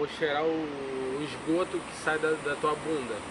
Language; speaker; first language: Portuguese; native; Portuguese